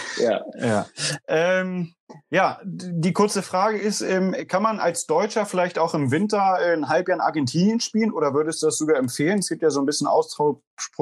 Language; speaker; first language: German; native; German